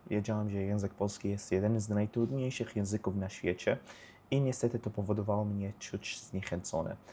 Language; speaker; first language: Polish; non-native, learner; Arabic